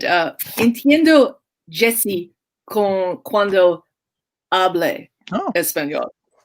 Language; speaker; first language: Spanish; non-native, learner; English